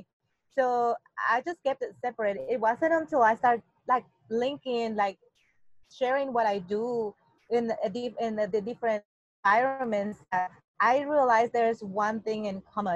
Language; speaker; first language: English; non-native, fluent; Spanish